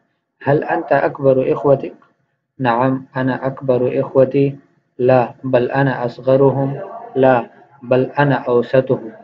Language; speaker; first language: Arabic; non-native, fluent; Urdu